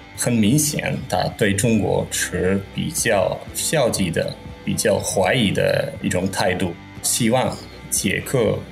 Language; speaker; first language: Chinese; non-native, fluent; Czech